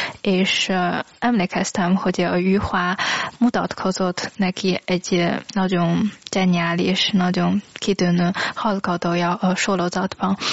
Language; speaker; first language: Hungarian; non-native, learner; Chinese